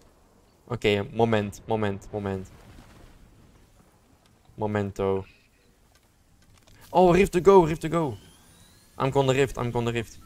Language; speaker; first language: English; non-native, learner; Dutch